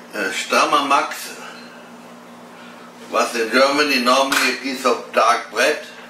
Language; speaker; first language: English; non-native, fluent; German